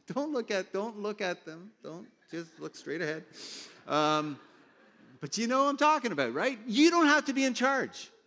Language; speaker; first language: English; native; English